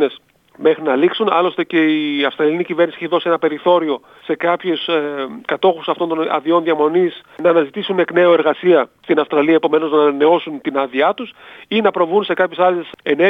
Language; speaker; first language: Greek; native; Greek